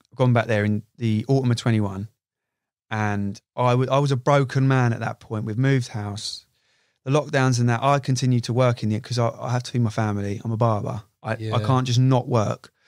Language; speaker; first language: English; native; English